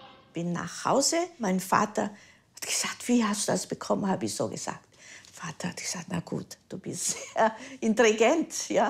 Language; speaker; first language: German; early bilingual, heritage; German